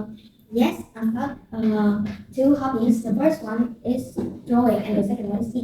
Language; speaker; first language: English; non-native, learner; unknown